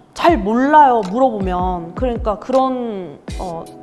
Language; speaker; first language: Korean; native; Korean